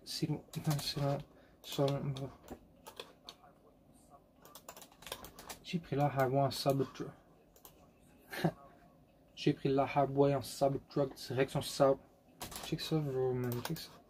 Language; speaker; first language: French; native; French